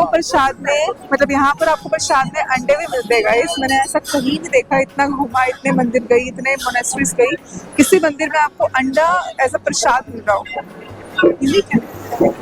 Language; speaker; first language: Hindi; native; Hindi